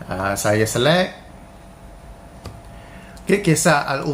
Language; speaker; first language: Malay; native; Malay